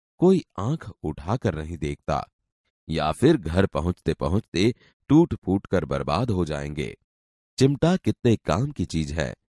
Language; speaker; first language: Hindi; non-native, local second language; Gujarati